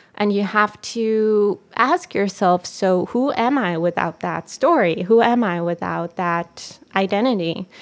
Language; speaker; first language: English; non-native, fluent; Hebrew